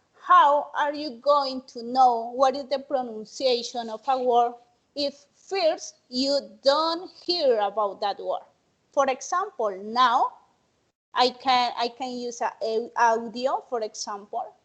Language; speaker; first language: English; non-native, learner; Spanish